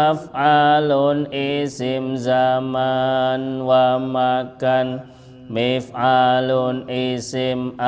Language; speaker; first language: Arabic; non-native, fluent; Indonesian